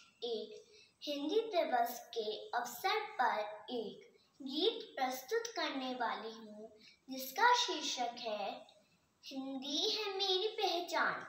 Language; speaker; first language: Hindi; native; Hindi